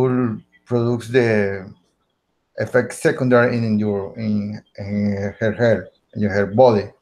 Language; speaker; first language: English; non-native, learner; Spanish